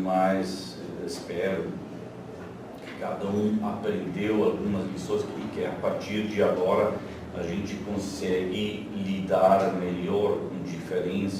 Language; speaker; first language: Portuguese; non-native, fluent; Slovenian